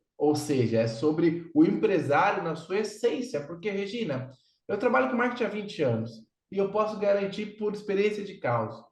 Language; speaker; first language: Portuguese; native; Portuguese